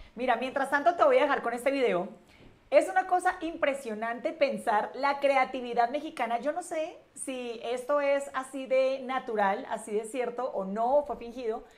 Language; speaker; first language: Spanish; native; Spanish